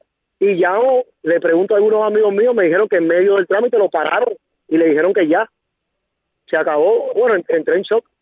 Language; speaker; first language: Spanish; native; Spanish